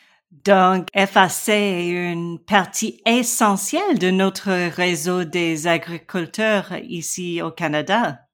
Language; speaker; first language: French; non-native, learner; English